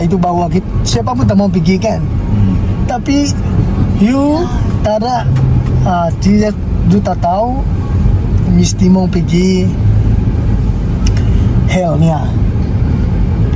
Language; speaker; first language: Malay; non-native, learner; Tedim Chin